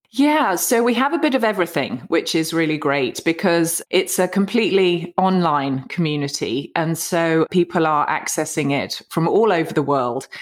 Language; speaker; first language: English; native; English